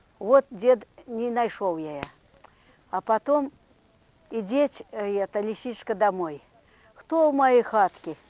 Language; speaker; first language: Ukrainian; native; Ukrainian